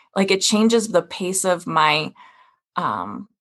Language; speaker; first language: English; native; English